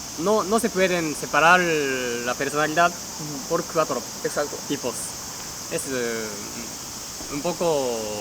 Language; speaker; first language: Spanish; non-native, learner; Japanese